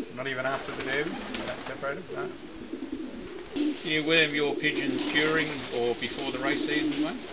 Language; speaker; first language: English; native; English